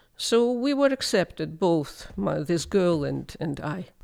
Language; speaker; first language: English; non-native, fluent; Russian